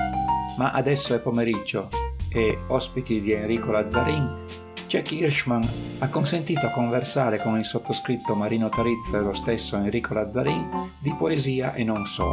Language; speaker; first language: Italian; native; Italian